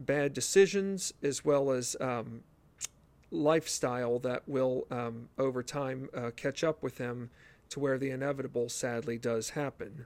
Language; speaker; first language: English; native; English